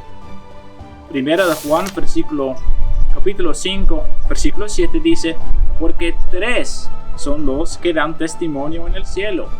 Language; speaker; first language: Spanish; non-native, fluent; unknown